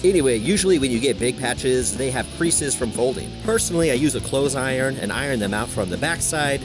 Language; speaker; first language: English; native; English